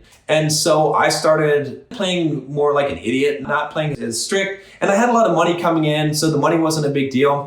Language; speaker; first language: English; native; English